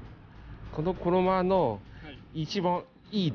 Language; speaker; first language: Japanese; non-native, fluent; Chinese